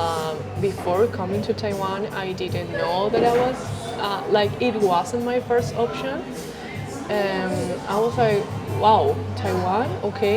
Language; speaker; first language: English; non-native, fluent; Spanish